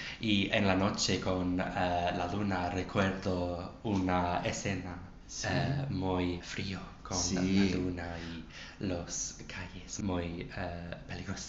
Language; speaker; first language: Spanish; non-native, learner; English